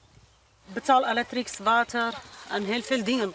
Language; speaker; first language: Dutch; non-native, learner; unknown